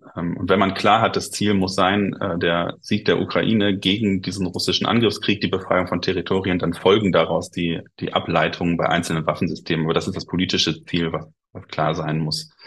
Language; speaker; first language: German; native; German